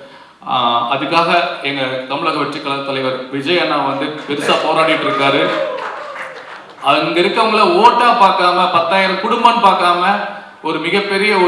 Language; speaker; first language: Tamil; native; Tamil